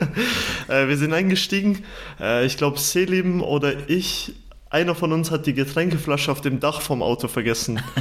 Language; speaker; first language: German; early bilingual, other home language; Turkish